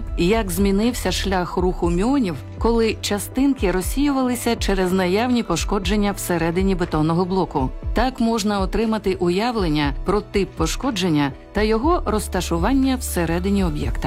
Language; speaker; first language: Ukrainian; native; Ukrainian